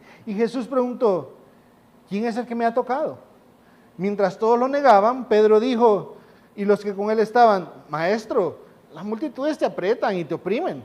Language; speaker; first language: Spanish; native; Spanish